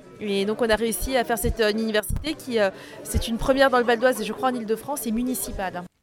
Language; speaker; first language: French; native; French